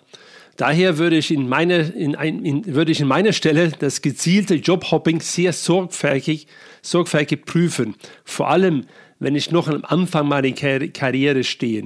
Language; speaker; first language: German; non-native, fluent; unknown